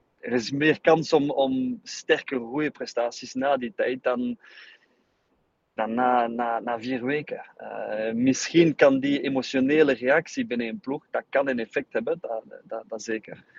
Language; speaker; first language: Dutch; non-native, fluent; English